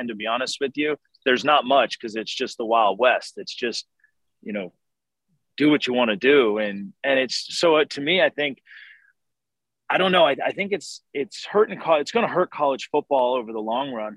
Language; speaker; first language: English; native; English